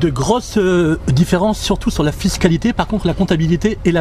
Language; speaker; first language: French; native; French